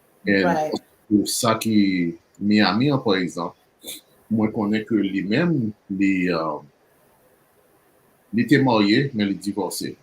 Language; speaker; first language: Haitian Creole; early bilingual, heritage; Haitian Creole